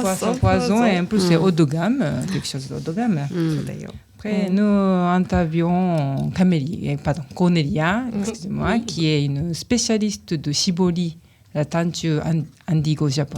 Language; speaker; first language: French; non-native, learner; Japanese